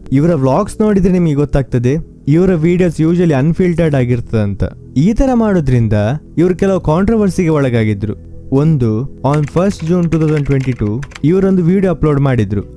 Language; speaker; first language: Kannada; native; Kannada